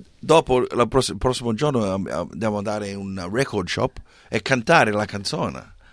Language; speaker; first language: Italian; early bilingual, heritage; English